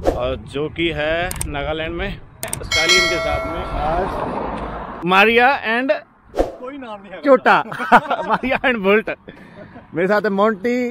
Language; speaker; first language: Hindi; non-native, local second language; Punjabi